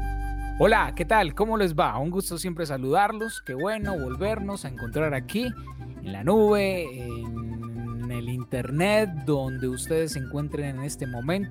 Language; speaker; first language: Spanish; native; Spanish